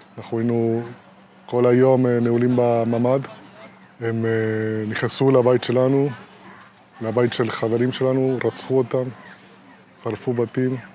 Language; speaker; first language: Hebrew; non-native, fluent; Spanish